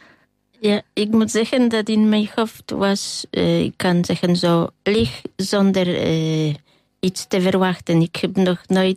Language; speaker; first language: Dutch; non-native, fluent; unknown